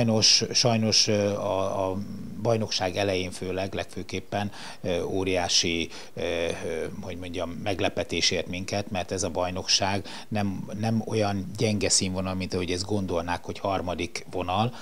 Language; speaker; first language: Hungarian; native; Hungarian